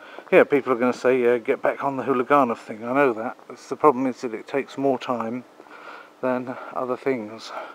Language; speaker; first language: English; native; English